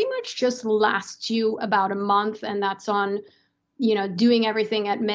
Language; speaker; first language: English; non-native, fluent; Persian